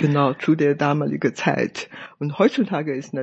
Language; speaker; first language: German; non-native, fluent; Chinese